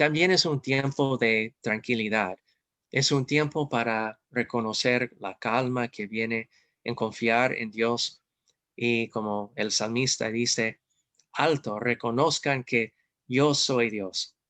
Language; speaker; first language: Spanish; non-native, fluent; English